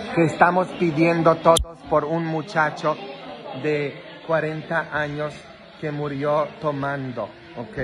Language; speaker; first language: Spanish; non-native, fluent; Polish